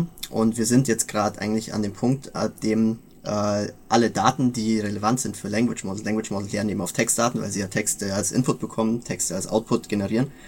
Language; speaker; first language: German; native; German